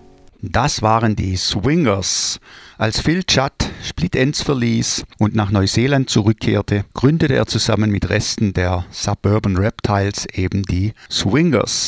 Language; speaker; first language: German; native; German